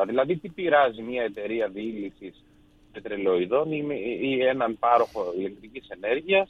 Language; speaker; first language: Greek; native; Greek